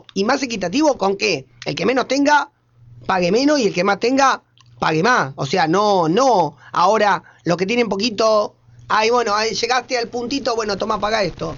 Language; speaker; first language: Spanish; native; Spanish